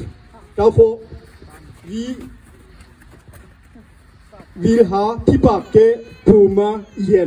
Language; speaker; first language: Danish; non-native, learner; Burmese